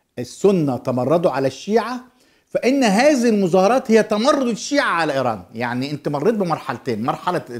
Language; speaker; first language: Arabic; native; Arabic